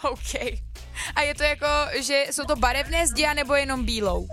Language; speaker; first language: Czech; native; Czech